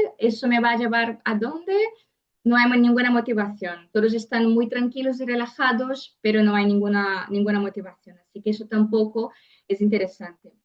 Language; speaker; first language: Spanish; non-native, fluent; Portuguese